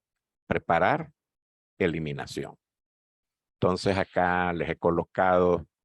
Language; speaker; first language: Spanish; native; Spanish